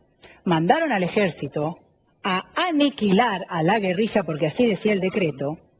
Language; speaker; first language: Spanish; native; Spanish